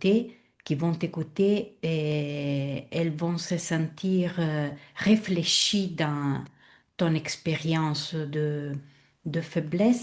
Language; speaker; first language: French; non-native, fluent; Italian